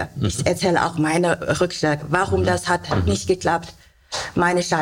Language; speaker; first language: German; non-native, learner; Chinese